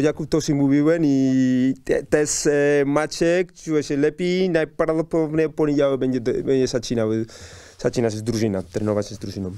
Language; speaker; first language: Polish; non-native, learner; Spanish